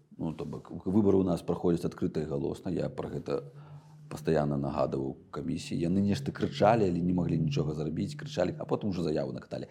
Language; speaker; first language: Belarusian; native; Belarusian